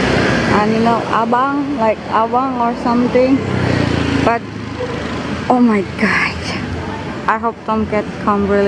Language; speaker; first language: English; non-native, fluent; Indonesian